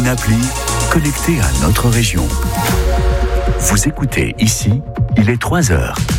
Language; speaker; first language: French; native; French